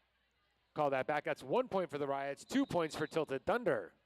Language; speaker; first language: English; native; English